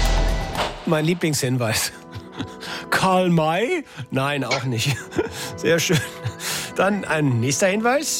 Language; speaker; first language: German; native; German